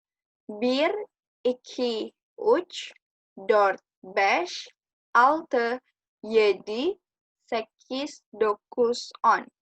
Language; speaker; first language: Turkish; non-native, fluent; Indonesian